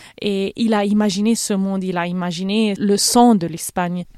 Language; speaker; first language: French; non-native, fluent; Arabic